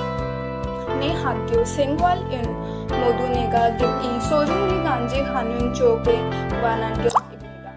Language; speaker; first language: Korean; non-native, learner; Hindi